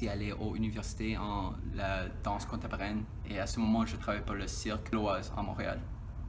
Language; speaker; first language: French; non-native, local second language; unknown